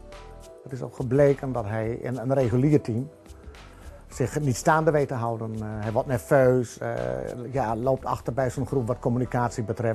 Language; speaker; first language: Dutch; native; Dutch